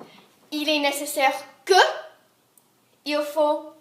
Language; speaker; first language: French; non-native, fluent; English